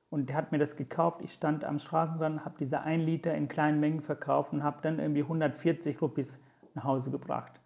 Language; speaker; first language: German; non-native, fluent; Tamil